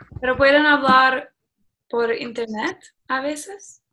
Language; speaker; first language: Spanish; early bilingual, other home language; English